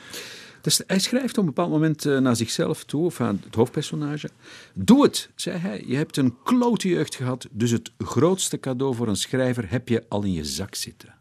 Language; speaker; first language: Dutch; native; Dutch